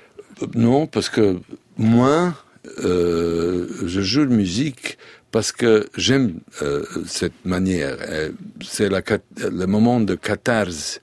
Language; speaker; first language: French; non-native, learner; Serbian